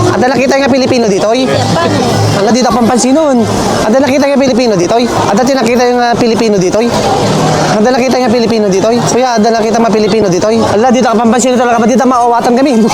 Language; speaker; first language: Filipino; native; Filipino